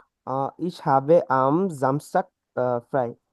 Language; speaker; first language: German; non-native, learner; Bangla